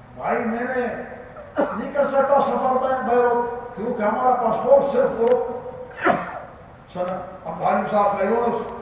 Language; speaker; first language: Urdu; non-native, learner; Arabic